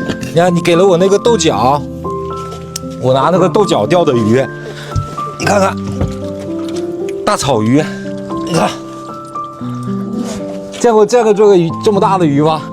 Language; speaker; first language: Chinese; native; Chinese